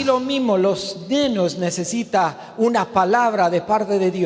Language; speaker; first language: Spanish; non-native, learner; Romanian